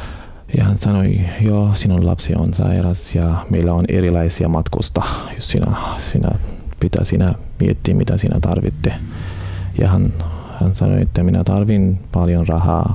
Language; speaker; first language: Finnish; non-native, learner; Arabic